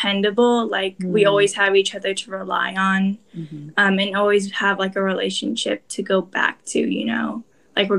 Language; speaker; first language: English; native; English